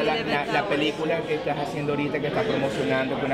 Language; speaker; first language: Spanish; native; Spanish